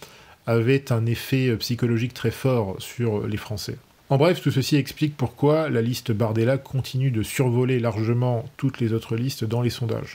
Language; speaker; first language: French; native; French